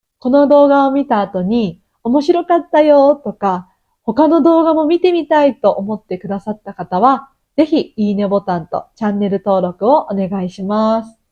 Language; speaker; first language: Japanese; native; Japanese